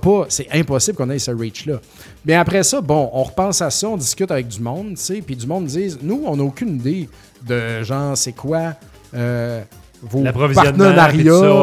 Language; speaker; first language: French; native; French